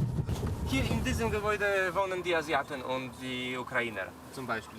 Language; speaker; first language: German; non-native, fluent; Polish